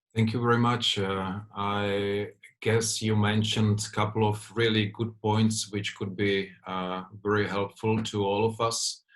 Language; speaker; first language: English; non-native, fluent; Czech